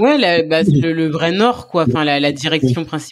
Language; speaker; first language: French; native; French